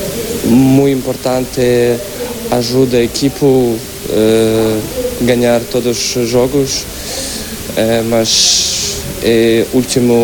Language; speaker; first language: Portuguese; non-native, learner; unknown